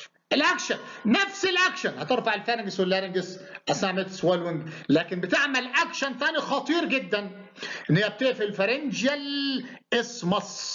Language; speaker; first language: Arabic; native; Arabic